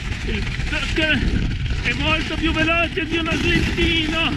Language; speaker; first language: Italian; native; Italian